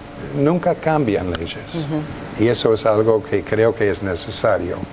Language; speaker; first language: Spanish; non-native, fluent; English